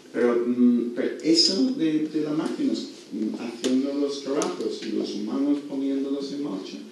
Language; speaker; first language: Spanish; non-native, fluent; English